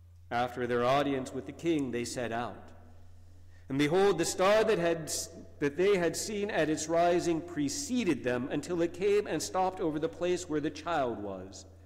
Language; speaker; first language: English; native; English